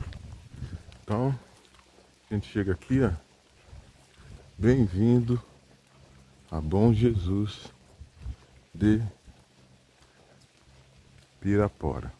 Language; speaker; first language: Portuguese; native; Portuguese